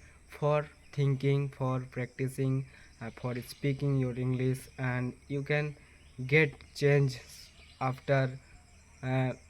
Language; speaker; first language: English; non-native, learner; Bangla